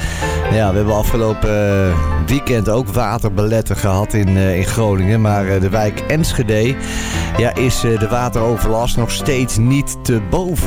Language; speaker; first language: Dutch; native; Dutch